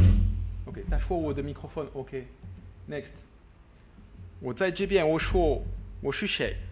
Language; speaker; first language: Chinese; non-native, learner; French